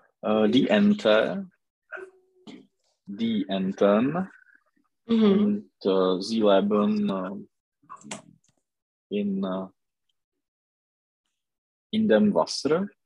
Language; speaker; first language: German; non-native, learner; Czech